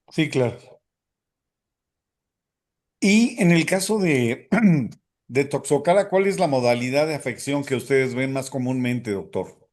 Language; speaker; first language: Spanish; native; Spanish